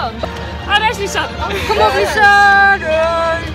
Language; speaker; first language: Dutch; native; Dutch